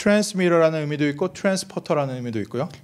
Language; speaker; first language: Korean; native; Korean